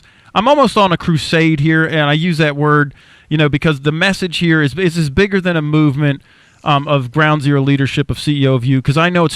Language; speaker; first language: English; native; English